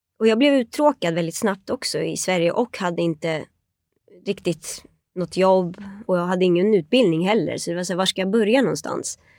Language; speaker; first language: Swedish; early bilingual, other home language; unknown